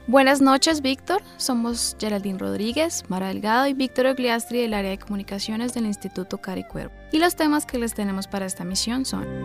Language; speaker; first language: Spanish; native; Spanish